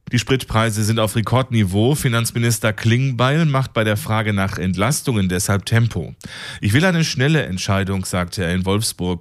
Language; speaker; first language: German; native; German